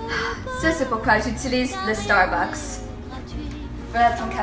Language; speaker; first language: French; non-native, fluent; English